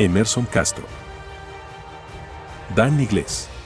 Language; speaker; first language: Spanish; native; Spanish